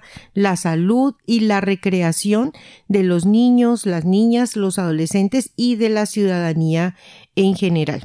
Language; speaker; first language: Spanish; native; Spanish